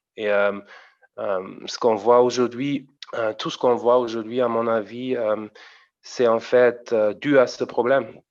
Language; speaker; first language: French; non-native, fluent; German